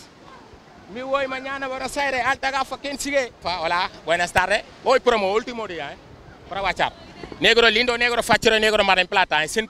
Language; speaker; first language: Spanish; non-native, learner; Wolof